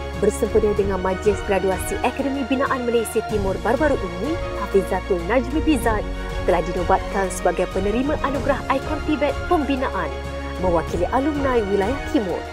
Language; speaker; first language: Malay; native; Malay